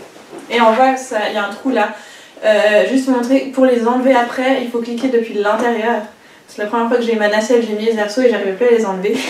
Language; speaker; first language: French; native; French